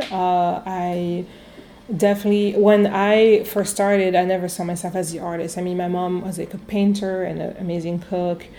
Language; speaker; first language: English; non-native, fluent; French